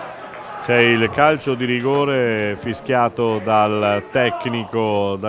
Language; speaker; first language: Italian; native; Italian